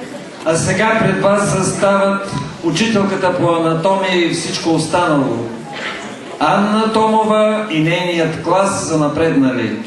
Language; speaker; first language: Bulgarian; native; Bulgarian